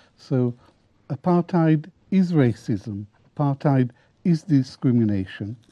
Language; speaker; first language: English; non-native, fluent; Arabic